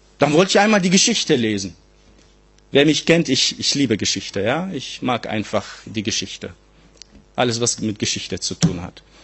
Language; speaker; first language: German; non-native, fluent; Arabic